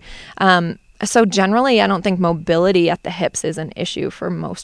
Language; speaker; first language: English; native; English